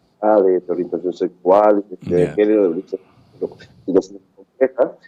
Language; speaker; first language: Spanish; native; Spanish